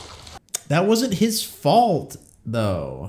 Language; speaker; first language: English; native; English